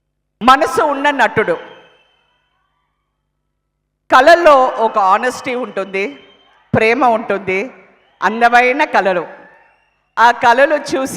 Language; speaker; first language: Telugu; non-native, fluent; Tamil